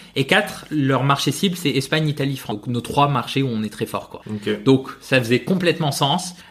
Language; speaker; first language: French; non-native, fluent; Spanish